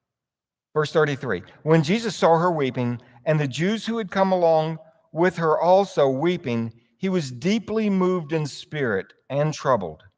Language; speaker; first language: English; native; English